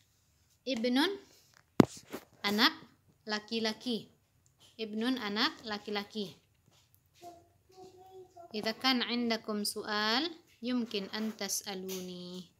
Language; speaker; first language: Arabic; non-native, fluent; Indonesian